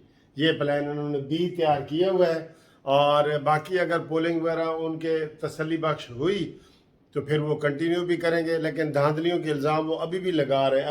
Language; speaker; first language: Urdu; native; Urdu